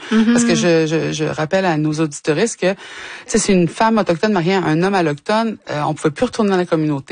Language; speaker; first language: French; native; French